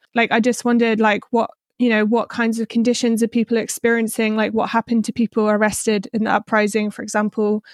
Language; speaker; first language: English; native; English